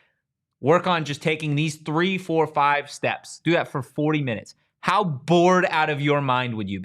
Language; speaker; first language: English; native; English